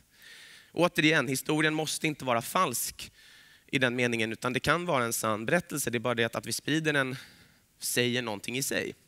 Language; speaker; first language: Swedish; native; Swedish